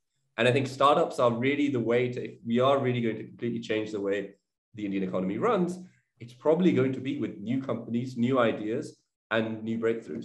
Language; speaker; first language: English; native; English